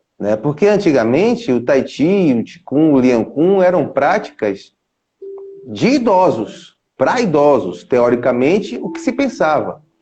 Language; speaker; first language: Portuguese; native; Portuguese